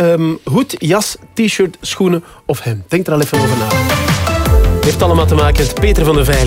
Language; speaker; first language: Dutch; native; Dutch